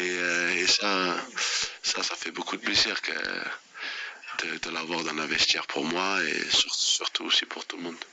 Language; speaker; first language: French; non-native, fluent; Danish